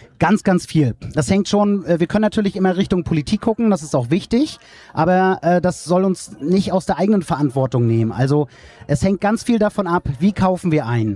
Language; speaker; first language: German; native; German